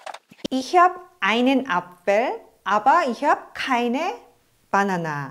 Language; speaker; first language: German; non-native, fluent; Korean